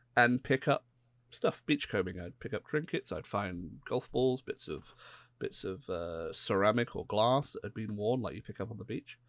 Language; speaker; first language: English; native; English